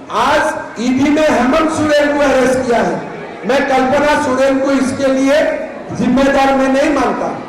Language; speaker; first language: Hindi; non-native, local second language; Assamese